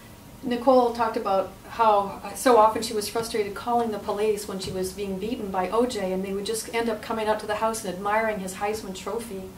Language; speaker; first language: English; native; English